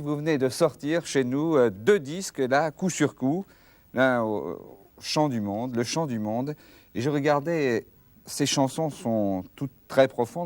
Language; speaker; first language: French; native; French